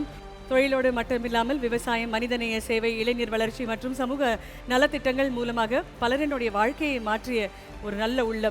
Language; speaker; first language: Tamil; native; Tamil